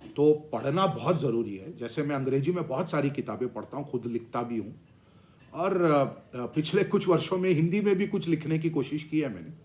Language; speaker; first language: Hindi; non-native, local second language; Tamil